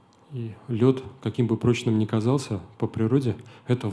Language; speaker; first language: Russian; native; Russian